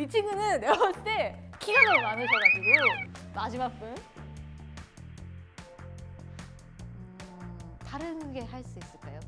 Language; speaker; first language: Korean; native; Korean